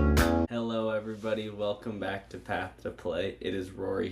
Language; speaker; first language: English; native; English